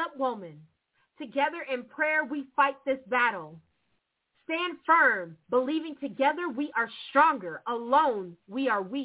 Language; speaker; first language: English; native; English